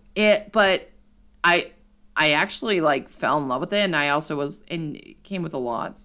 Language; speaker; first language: English; native; English